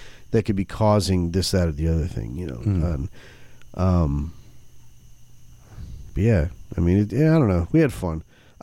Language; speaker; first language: English; native; English